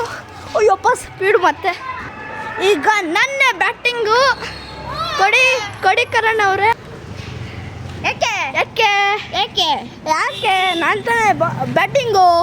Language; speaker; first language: Kannada; native; Kannada